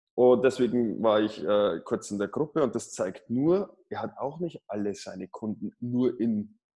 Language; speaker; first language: German; native; German